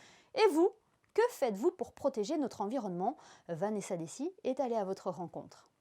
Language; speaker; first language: French; native; French